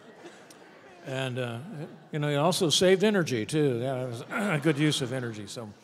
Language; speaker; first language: English; native; English